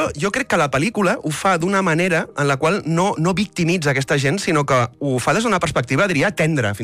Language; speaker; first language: Catalan; native; Catalan